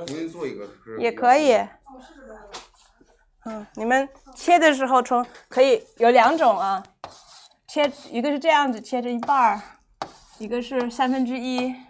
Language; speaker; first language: Chinese; non-native, fluent; English